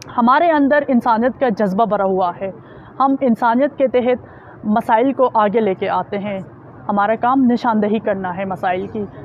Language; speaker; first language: Urdu; non-native, local second language; Shina